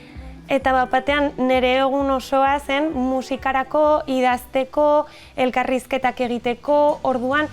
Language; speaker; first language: Basque; non-native, local second language; Spanish